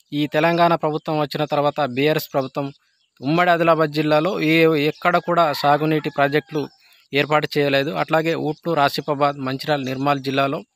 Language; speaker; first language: Telugu; non-native, local second language; Gondi